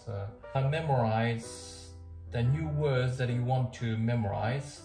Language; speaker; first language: English; non-native, fluent; Japanese